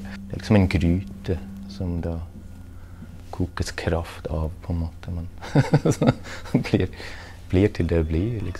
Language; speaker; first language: Norwegian; non-native, fluent; German